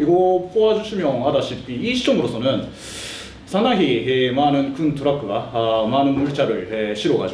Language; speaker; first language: Korean; early bilingual, heritage; Korean